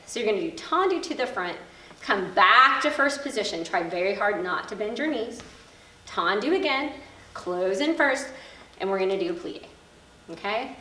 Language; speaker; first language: English; native; English